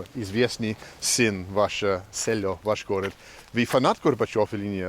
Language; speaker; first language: Russian; non-native, learner; English